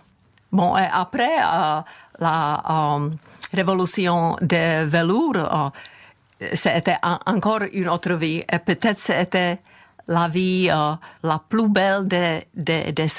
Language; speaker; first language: French; non-native, fluent; Czech